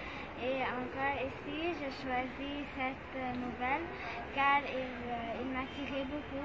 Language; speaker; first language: French; non-native, learner; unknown